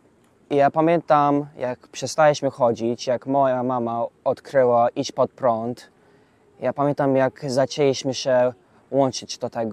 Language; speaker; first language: Polish; early bilingual, heritage; English